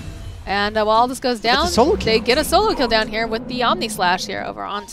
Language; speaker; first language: English; native; English